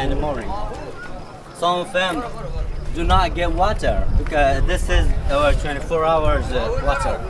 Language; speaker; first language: English; non-native, fluent; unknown